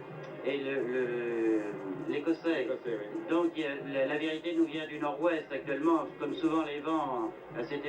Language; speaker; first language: French; native; French